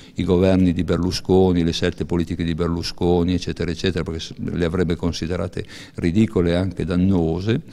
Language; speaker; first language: Italian; native; Italian